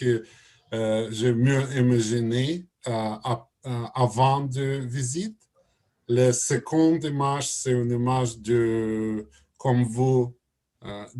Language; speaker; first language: French; non-native, learner; Russian